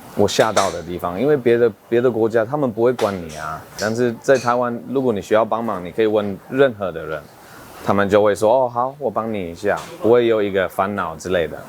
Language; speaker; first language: Chinese; non-native, fluent; Dutch